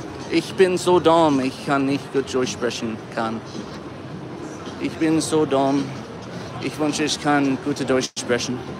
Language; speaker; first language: German; non-native, learner; English